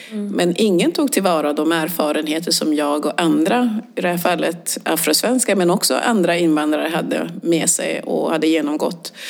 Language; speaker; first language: Swedish; early bilingual, other home language; Swahili